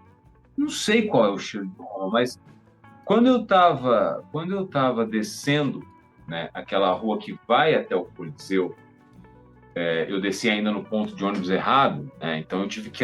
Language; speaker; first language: Portuguese; native; Portuguese